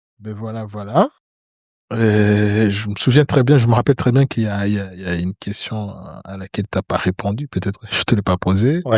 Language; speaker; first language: French; non-native, local second language; Rundi